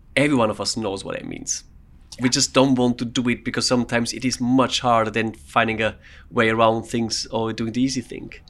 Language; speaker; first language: English; non-native, fluent; German